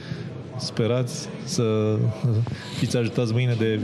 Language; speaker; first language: Romanian; native; Romanian